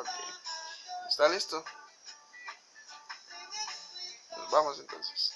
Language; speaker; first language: Spanish; native; Spanish